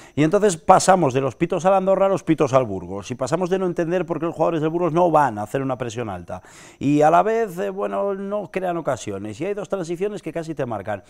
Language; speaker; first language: Spanish; native; Spanish